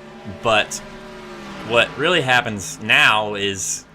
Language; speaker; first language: English; native; English